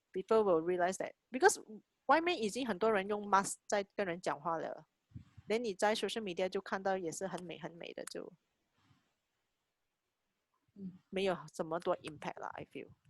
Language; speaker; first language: Chinese; native; Chinese